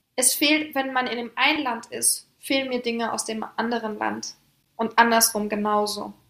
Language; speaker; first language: German; early bilingual, other home language; French